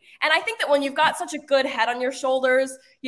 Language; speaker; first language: English; native; English